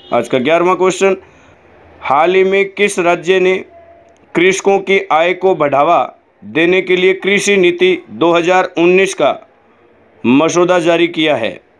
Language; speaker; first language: Hindi; native; Hindi